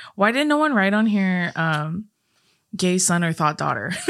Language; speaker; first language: English; native; English